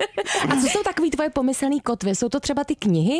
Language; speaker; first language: Czech; native; Czech